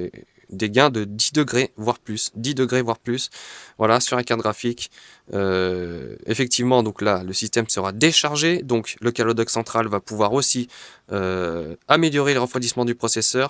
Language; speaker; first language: French; native; French